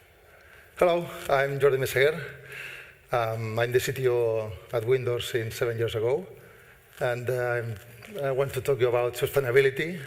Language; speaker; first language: English; non-native, fluent; Spanish